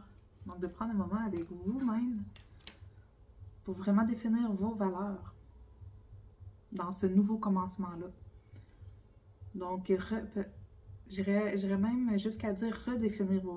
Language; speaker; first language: French; native; French